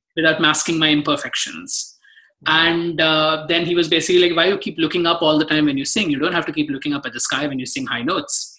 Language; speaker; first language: English; non-native, local second language; Telugu